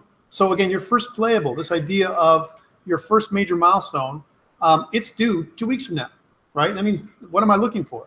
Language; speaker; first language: English; native; English